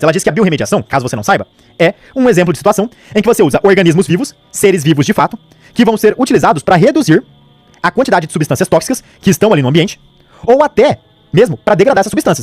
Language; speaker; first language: Portuguese; native; Portuguese